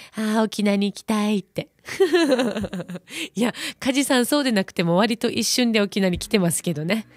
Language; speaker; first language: Japanese; native; Japanese